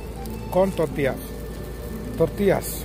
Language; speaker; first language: Spanish; non-native, learner; Sinhala